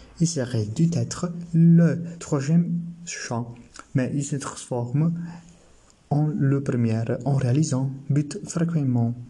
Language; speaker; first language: French; non-native, learner; Italian